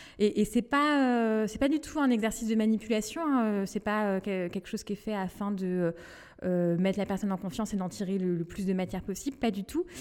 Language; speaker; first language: French; non-native, local second language; Malagasy